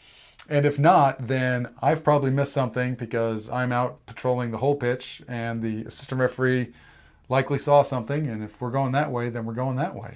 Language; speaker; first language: English; native; English